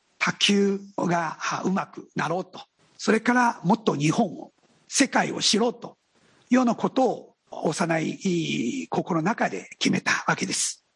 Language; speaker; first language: Japanese; non-native, fluent; Chinese